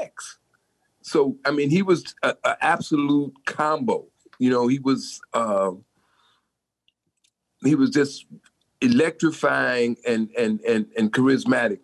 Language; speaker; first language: English; native; English